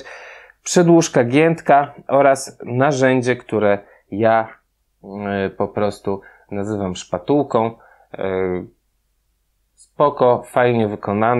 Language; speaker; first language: Polish; native; Polish